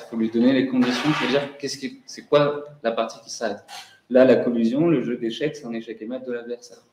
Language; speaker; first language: French; native; French